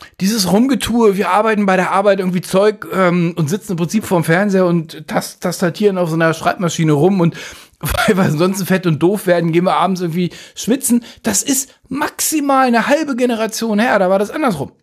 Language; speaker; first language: German; native; German